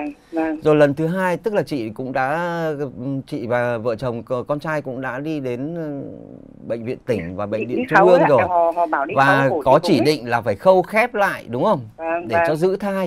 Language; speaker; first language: Vietnamese; native; Vietnamese